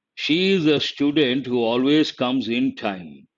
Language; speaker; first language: English; non-native, local second language; Telugu